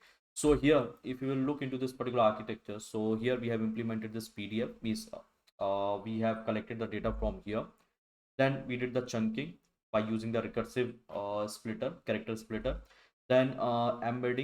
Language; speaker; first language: English; non-native, local second language; Hindi